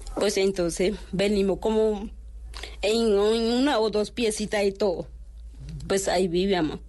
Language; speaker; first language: Spanish; non-native, local second language; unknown